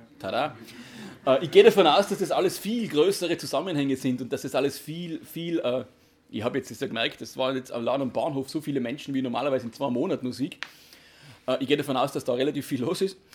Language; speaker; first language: German; native; German